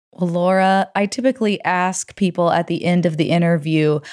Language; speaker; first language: English; native; English